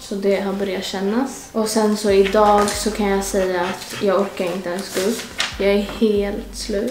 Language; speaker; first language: Swedish; native; Swedish